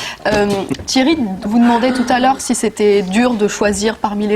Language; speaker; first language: French; native; French